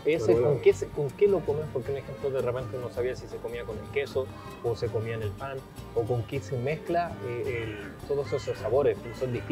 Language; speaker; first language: Spanish; native; Spanish